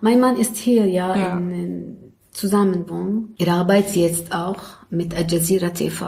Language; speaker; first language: German; non-native, learner; Arabic